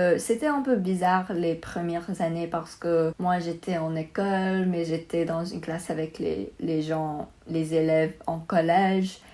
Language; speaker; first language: French; non-native, learner; Chinese